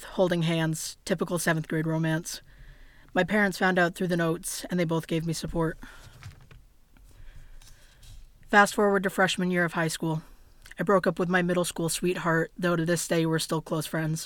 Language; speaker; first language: English; native; English